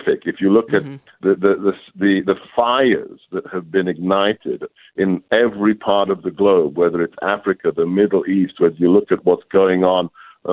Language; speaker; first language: English; native; English